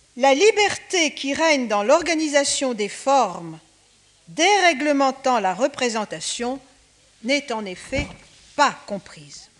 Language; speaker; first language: French; native; French